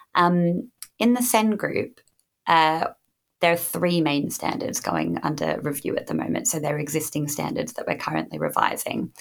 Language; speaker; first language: English; native; English